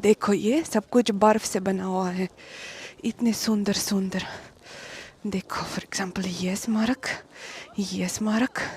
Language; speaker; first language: Hindi; non-native, fluent; Russian